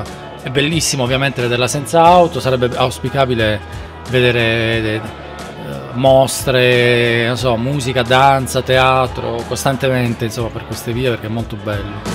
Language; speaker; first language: Italian; native; Italian